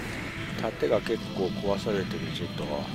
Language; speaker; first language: Japanese; native; Japanese